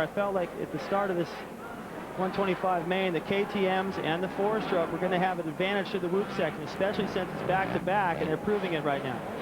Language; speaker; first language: English; native; English